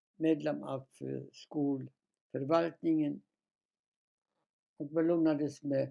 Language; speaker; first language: Swedish; non-native, fluent; Polish